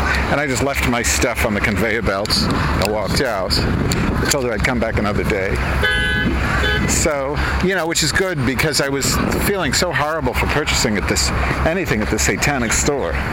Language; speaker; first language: English; native; English